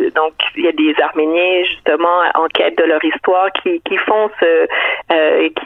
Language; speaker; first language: French; native; French